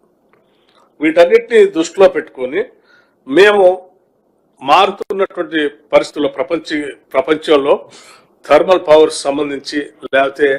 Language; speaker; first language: Telugu; native; Telugu